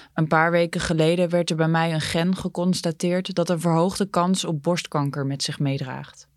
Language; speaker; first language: Dutch; native; Dutch